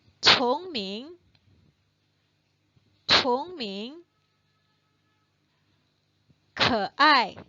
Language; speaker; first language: Chinese; non-native, fluent; Indonesian